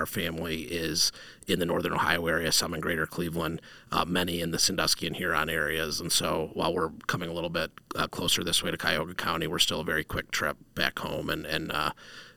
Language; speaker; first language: English; native; English